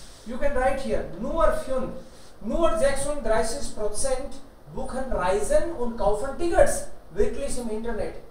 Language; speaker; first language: German; non-native, learner; Hindi